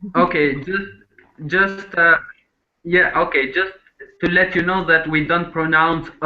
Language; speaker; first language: English; non-native, fluent; Albanian